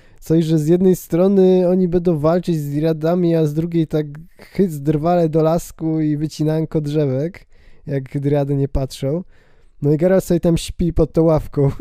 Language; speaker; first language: Polish; native; Polish